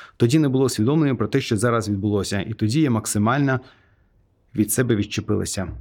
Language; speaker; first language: Ukrainian; non-native, fluent; Azerbaijani